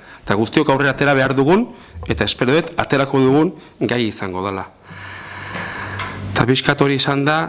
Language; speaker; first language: Basque; native; Basque